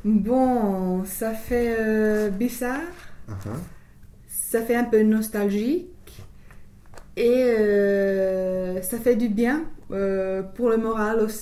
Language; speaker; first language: French; non-native, fluent; English